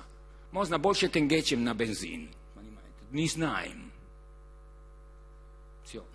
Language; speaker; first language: Russian; non-native, learner; Italian